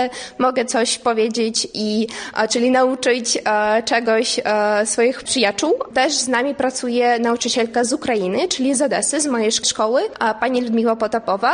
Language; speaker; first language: Polish; non-native, learner; Ukrainian